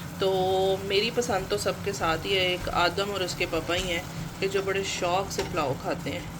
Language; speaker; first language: Urdu; non-native, local second language; Punjabi